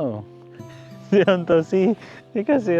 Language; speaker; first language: Finnish; non-native, learner; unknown